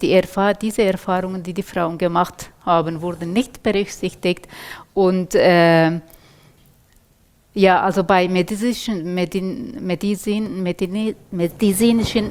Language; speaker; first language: German; non-native, fluent; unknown